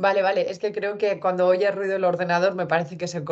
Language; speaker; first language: Spanish; native; Spanish